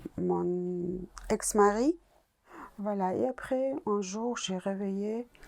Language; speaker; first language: French; non-native, learner; Russian